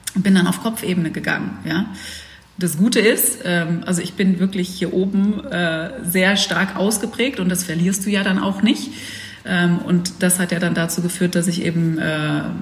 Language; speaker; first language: German; early bilingual, other home language; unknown